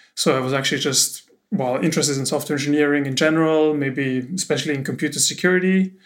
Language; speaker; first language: English; non-native, fluent; German